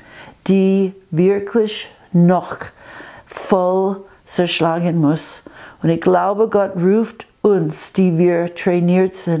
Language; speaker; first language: German; non-native, fluent; English